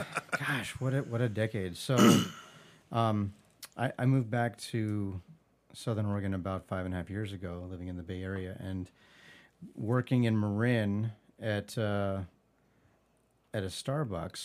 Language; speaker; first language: English; native; English